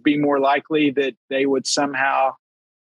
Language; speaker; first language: English; native; English